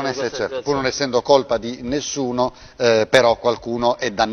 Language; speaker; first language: Italian; native; Italian